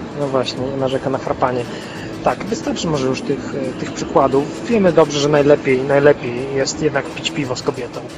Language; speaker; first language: Polish; native; Polish